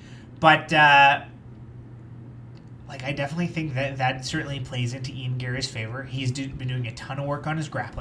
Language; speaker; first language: English; native; English